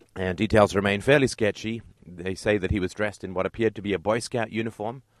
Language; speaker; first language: English; native; English